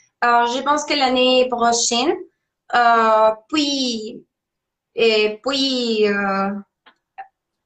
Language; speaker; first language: French; non-native, learner; Spanish